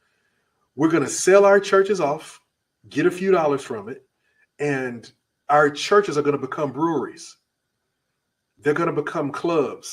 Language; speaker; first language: English; native; English